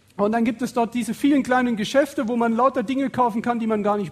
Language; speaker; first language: German; native; German